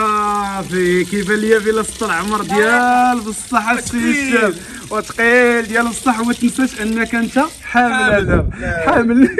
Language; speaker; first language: Arabic; native; Arabic